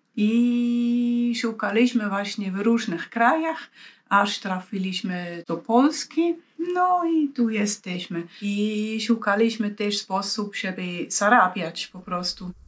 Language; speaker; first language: Polish; non-native, fluent; German